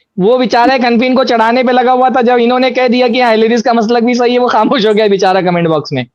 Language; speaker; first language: Urdu; native; Urdu